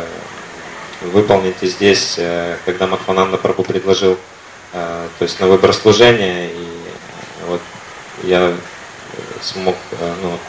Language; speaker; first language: Russian; native; Russian